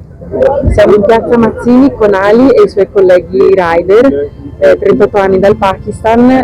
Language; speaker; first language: Italian; native; Italian